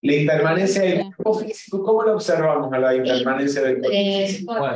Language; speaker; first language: Spanish; native; Spanish